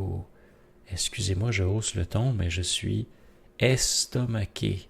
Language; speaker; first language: French; native; French